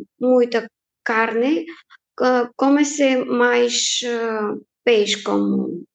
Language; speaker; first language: Portuguese; non-native, fluent; Bulgarian